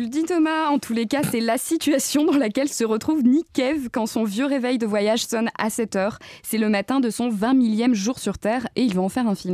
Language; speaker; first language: French; native; French